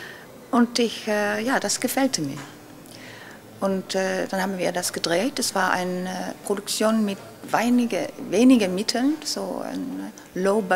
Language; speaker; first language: German; non-native, learner; Dutch